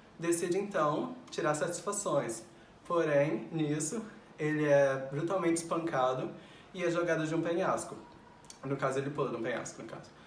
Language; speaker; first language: Portuguese; native; Portuguese